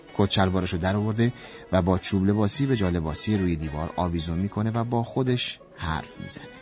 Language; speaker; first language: Persian; native; Persian